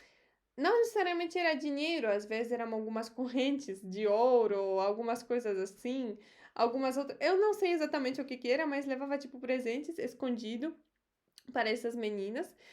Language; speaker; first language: Portuguese; non-native, fluent; Polish